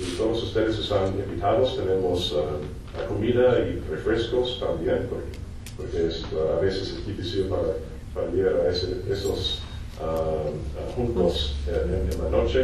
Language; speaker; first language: Spanish; non-native, learner; English